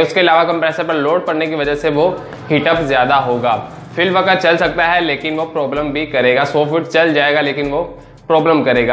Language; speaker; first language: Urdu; non-native, local second language; Punjabi